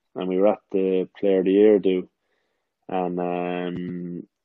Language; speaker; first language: English; native; English